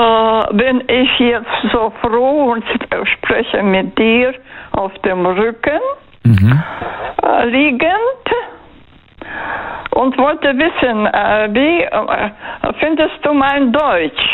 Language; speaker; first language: German; non-native, fluent; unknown